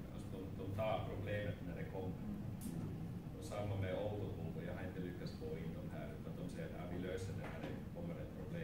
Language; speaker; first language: Swedish; non-native, fluent; Finnish